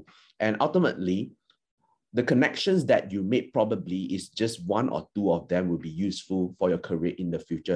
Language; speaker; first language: English; non-native, local second language; Chinese